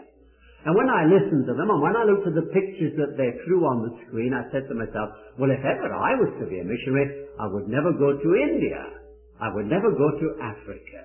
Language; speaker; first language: English; native; English